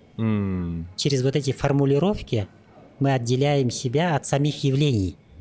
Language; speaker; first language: Russian; native; Russian